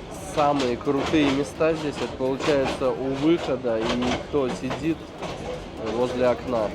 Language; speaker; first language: Russian; native; Russian